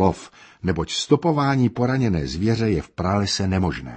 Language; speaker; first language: Czech; native; Czech